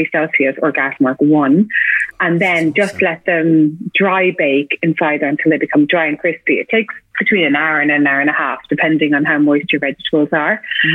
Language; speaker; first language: English; native; English